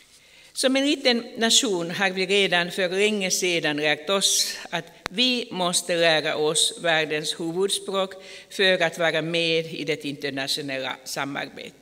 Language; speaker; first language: Swedish; non-native, fluent; Finnish